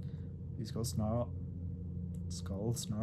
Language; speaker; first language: Norwegian; non-native, learner; English